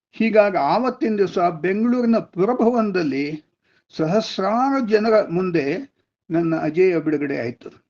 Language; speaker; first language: Kannada; non-native, local second language; Telugu